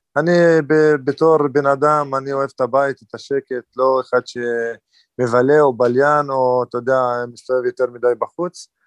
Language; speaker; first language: Hebrew; non-native, local second language; Arabic